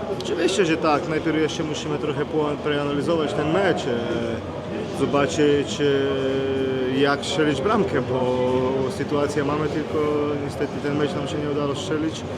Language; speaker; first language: Polish; non-native, fluent; Slovenian